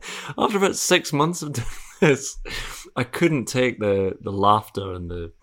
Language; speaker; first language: English; native; English